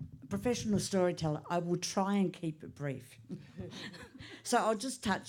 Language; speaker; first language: English; native; English